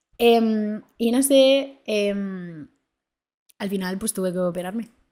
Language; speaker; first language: Spanish; early bilingual, other home language; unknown